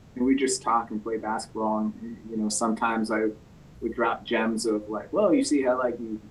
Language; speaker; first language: English; native; English